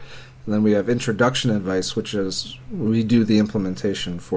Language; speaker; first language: English; native; English